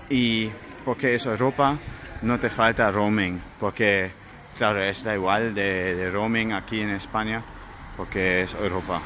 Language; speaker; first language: Spanish; non-native, learner; German